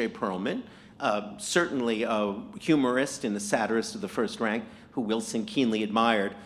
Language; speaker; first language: English; native; English